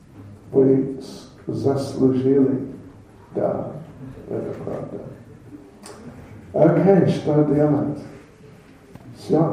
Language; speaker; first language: Russian; non-native, learner; English